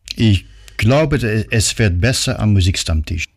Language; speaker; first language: German; non-native, fluent; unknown